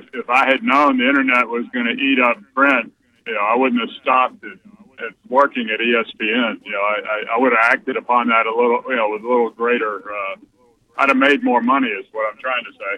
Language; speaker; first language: English; native; English